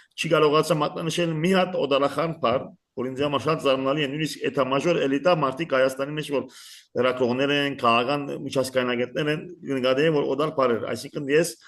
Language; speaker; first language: Armenian; early bilingual, heritage; Armenian